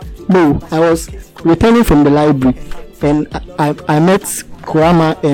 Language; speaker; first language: English; non-native, local second language; Akan